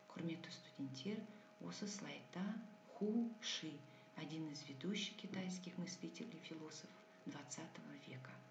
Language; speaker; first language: Russian; non-native, local second language; Kazakh